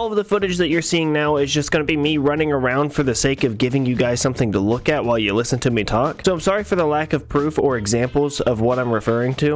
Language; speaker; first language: English; native; English